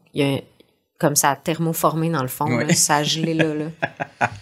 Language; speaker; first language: French; native; French